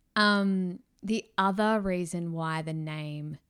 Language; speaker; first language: English; native; English